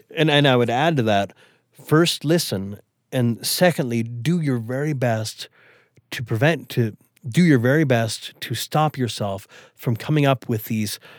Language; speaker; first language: English; early bilingual, other home language; Swedish